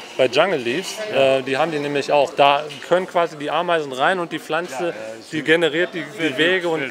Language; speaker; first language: German; native; German